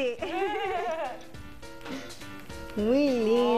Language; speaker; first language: Spanish; non-native, learner; English